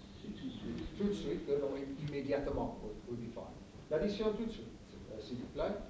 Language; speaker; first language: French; non-native, fluent; English